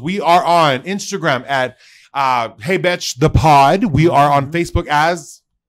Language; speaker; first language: English; early bilingual, other home language; Spanish